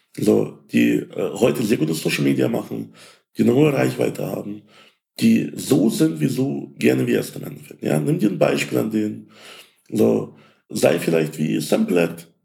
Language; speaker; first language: German; early bilingual, other home language; Russian